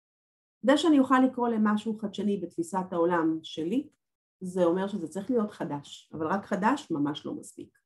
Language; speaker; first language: Hebrew; native; Hebrew